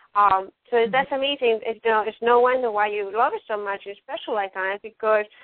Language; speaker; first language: English; non-native, fluent; Spanish